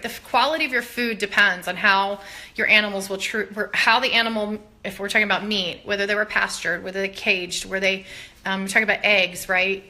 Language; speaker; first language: English; native; English